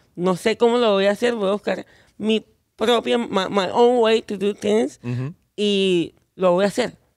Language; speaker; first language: Spanish; native; Spanish